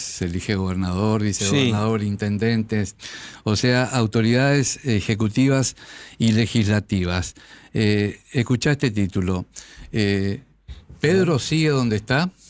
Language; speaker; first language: Spanish; native; Spanish